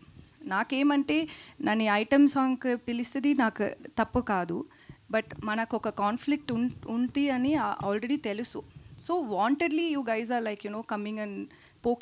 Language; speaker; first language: Telugu; non-native, local second language; Tamil